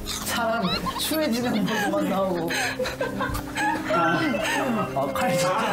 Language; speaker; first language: Korean; native; Korean